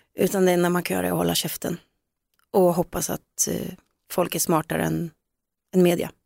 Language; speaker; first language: Swedish; native; Swedish